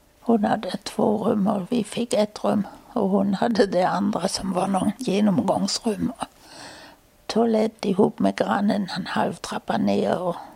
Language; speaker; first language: Swedish; non-native, fluent; German